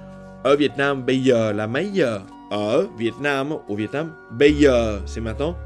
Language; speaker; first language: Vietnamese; non-native, fluent; French